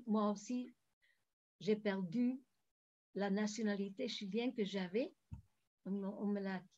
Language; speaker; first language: French; non-native, fluent; Spanish